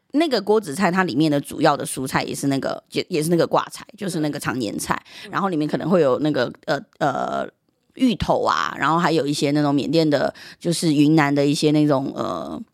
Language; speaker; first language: Chinese; early bilingual, heritage; Chinese